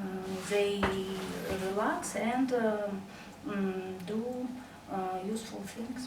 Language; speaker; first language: English; non-native, learner; Russian